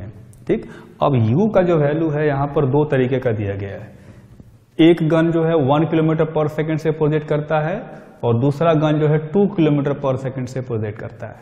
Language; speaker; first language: Hindi; native; Hindi